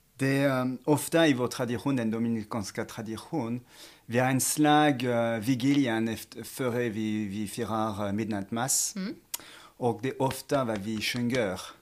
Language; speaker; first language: Swedish; non-native, fluent; French